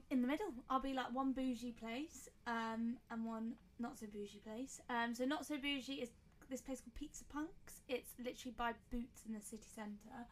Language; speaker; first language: English; native; English